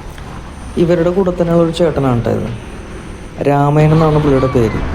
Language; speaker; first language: Malayalam; native; Malayalam